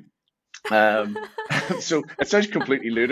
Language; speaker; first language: English; native; English